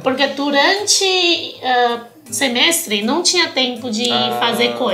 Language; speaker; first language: Portuguese; non-native, fluent; Chinese